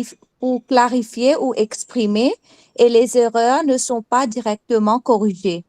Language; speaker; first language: French; non-native, fluent; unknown